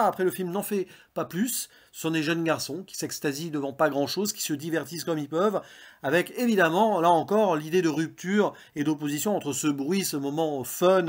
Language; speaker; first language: French; native; French